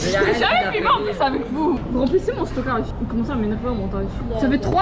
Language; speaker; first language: French; native; French